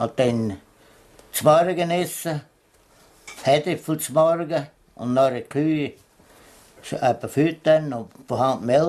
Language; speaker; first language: German; non-native, learner; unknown